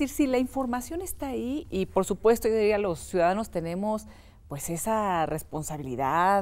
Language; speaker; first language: Spanish; native; Spanish